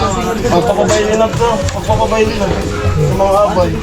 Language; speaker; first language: Filipino; non-native, local second language; Bikol